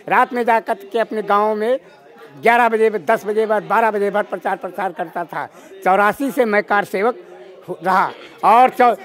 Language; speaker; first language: Hindi; native; Hindi